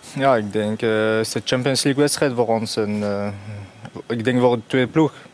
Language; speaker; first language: Dutch; non-native, fluent; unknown